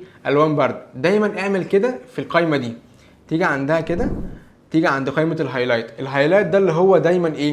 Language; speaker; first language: Arabic; native; Arabic